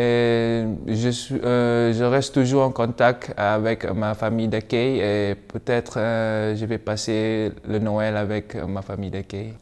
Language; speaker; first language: French; non-native, learner; Malay